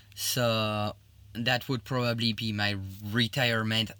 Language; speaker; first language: English; non-native, fluent; French